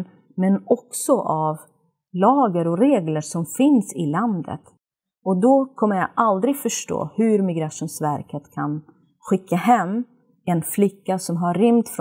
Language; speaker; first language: Swedish; non-native, fluent; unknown